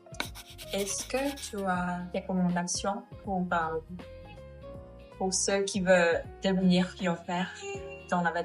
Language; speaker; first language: French; non-native, learner; Thai